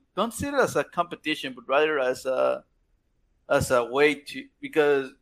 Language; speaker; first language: English; non-native, fluent; Spanish